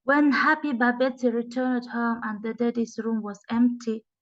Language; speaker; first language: English; non-native, fluent; Kazakh